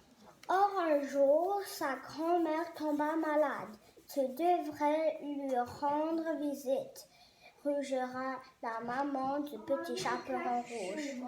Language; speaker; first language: French; non-native, learner; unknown